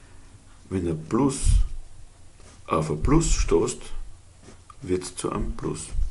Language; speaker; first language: German; native; German